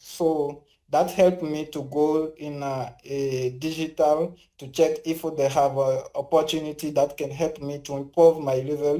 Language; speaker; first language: English; non-native, learner; French